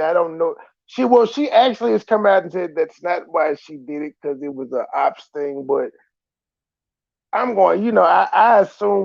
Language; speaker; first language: English; native; English